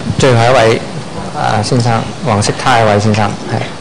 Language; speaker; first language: Cantonese; native; Cantonese